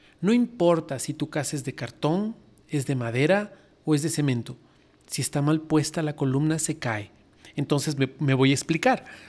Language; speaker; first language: Spanish; native; Spanish